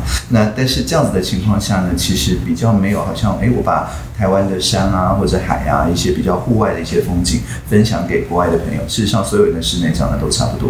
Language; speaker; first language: Chinese; native; Chinese